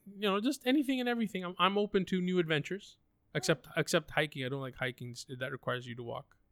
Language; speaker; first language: English; non-native, local second language; Urdu